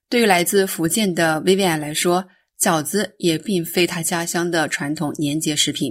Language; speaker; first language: Chinese; native; Chinese